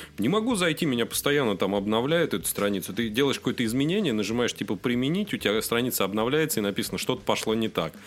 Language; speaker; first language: Russian; native; Russian